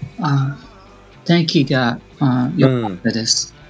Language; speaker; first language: Japanese; non-native, learner; English